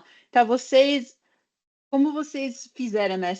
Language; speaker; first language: Portuguese; non-native, fluent; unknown